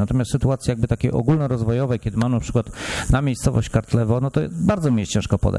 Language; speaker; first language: Polish; native; Polish